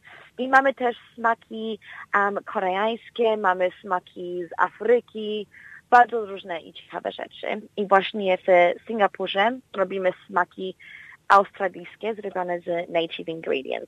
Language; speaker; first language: Polish; early bilingual, heritage; Polish